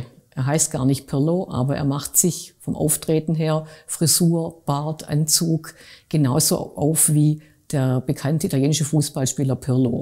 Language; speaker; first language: German; native; German